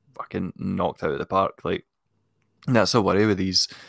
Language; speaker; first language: English; native; English